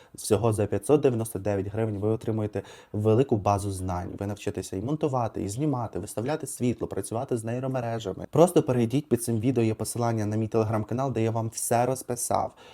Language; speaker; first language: Ukrainian; native; Ukrainian